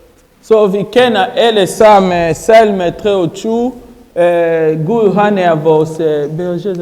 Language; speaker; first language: Swedish; non-native, fluent; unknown